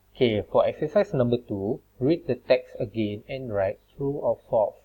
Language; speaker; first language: English; non-native, local second language; Malay